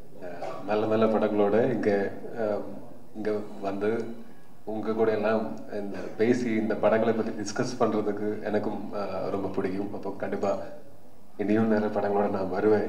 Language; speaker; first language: Tamil; non-native, learner; Malayalam